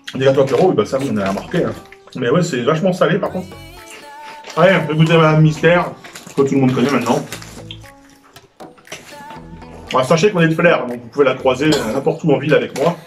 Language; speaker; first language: French; native; French